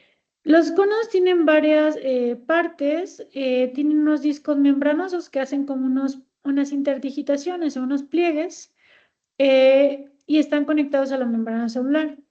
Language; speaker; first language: Spanish; native; Spanish